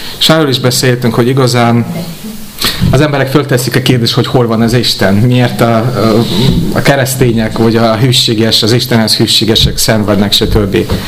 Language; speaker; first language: Hungarian; non-native, fluent; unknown